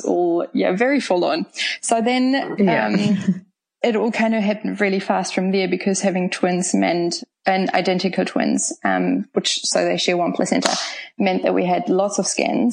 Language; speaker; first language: English; non-native, fluent; German